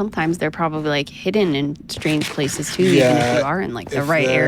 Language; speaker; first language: English; native; English